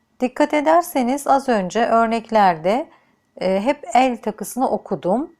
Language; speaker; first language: Turkish; native; Turkish